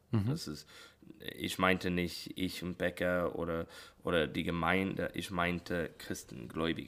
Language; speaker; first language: German; non-native, learner; English